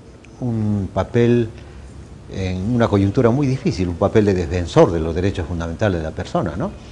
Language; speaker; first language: Spanish; native; Spanish